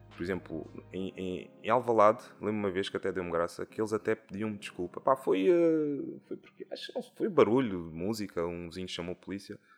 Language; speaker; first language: Portuguese; native; Portuguese